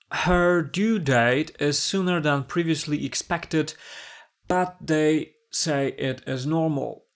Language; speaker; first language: English; non-native, fluent; Polish